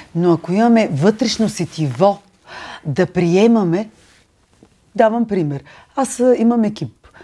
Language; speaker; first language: Bulgarian; native; Bulgarian